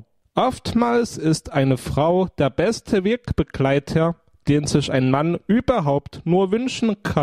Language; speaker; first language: German; native; German